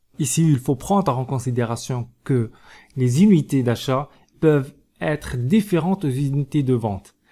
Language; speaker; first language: French; non-native, local second language; Arabic